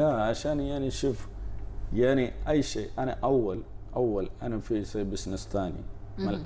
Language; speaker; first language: Arabic; non-native, learner; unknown